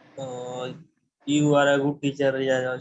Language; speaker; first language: English; non-native, learner; Hindi